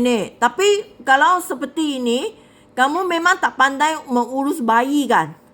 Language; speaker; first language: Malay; non-native, local second language; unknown